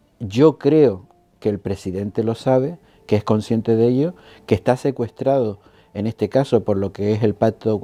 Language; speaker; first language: Spanish; native; Spanish